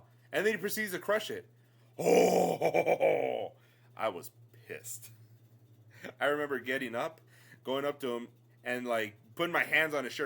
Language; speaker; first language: English; native; English